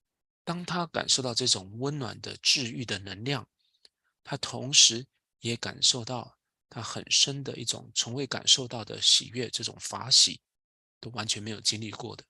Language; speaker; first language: Chinese; native; Chinese